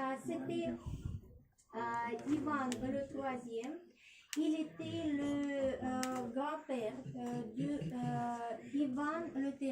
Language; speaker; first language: French; non-native, learner; Russian